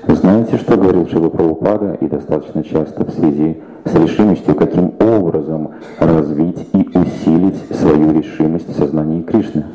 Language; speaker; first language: Russian; native; Russian